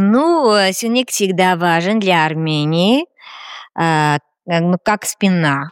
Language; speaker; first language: Russian; non-native, fluent; Armenian